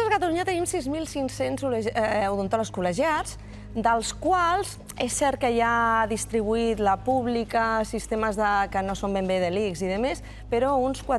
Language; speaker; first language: Catalan; native; Catalan